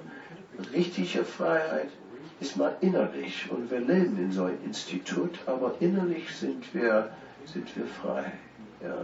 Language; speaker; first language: German; non-native, fluent; Dutch